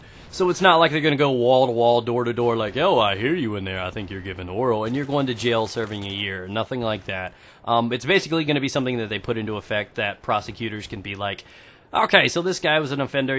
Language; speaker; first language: English; native; English